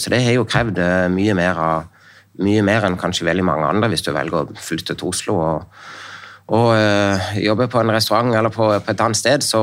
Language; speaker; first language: Norwegian; native; Norwegian